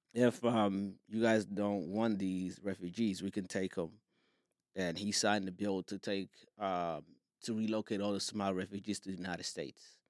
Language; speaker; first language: English; non-native, fluent; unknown